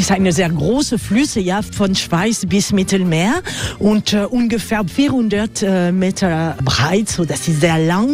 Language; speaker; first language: German; non-native, fluent; French